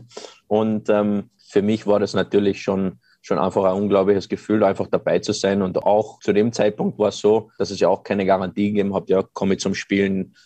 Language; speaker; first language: German; native; German